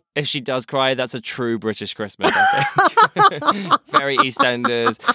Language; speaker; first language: English; native; English